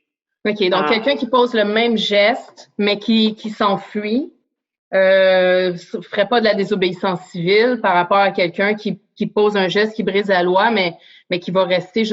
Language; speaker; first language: French; native; French